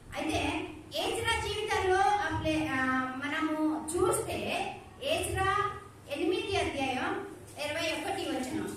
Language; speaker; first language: Telugu; non-native, learner; Odia